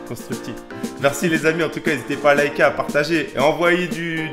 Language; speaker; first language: French; native; French